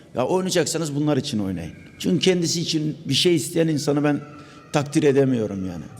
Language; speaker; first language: Turkish; native; Turkish